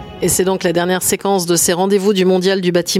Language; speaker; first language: French; native; French